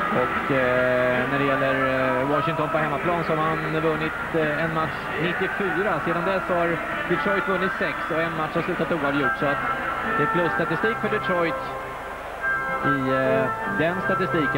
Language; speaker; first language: Swedish; native; Swedish